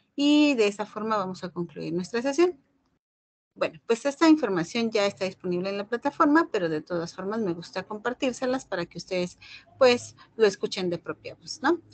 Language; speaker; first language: Spanish; native; Spanish